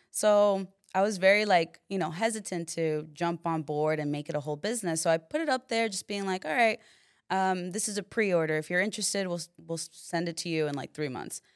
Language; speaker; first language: English; native; English